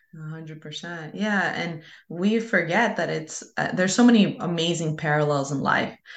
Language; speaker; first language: English; early bilingual, other home language; Spanish